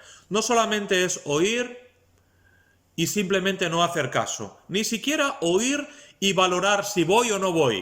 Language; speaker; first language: Spanish; native; Spanish